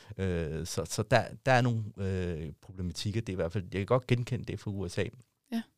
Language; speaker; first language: Danish; early bilingual, other home language; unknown